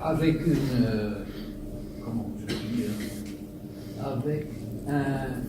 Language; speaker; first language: French; non-native, fluent; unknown